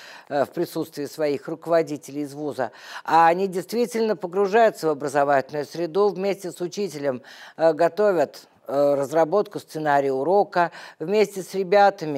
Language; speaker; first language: Russian; native; Russian